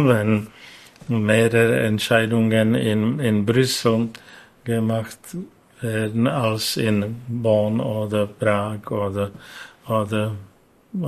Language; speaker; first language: German; non-native, fluent; Czech